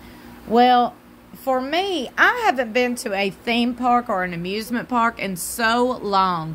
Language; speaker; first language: English; native; English